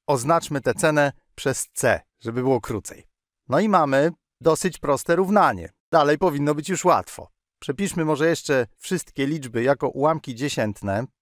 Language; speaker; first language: Polish; native; Polish